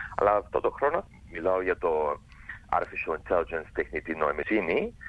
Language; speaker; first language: Greek; early bilingual, heritage; English